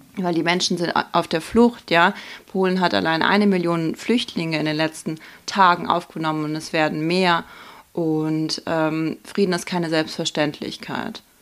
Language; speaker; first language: German; early bilingual, other home language; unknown